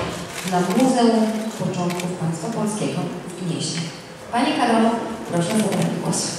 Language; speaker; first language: Polish; native; Polish